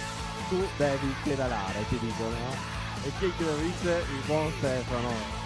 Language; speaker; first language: Italian; native; Italian